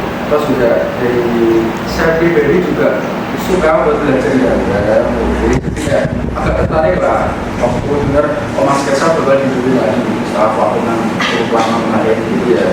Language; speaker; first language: Indonesian; native; Indonesian